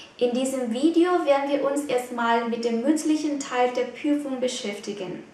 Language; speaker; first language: German; non-native, fluent; Vietnamese